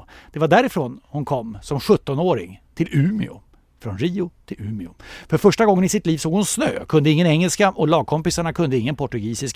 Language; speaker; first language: Swedish; native; Swedish